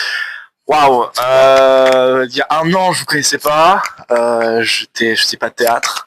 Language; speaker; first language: French; native; French